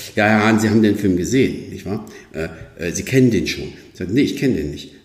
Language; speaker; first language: German; native; German